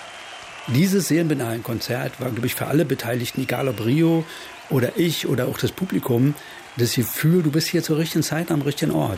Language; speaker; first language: German; native; German